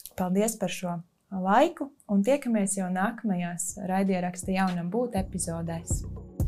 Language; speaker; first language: Latvian; native; Latvian